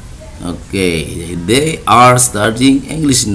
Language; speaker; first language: English; non-native, learner; Indonesian